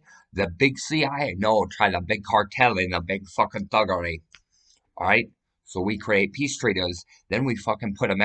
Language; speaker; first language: English; native; English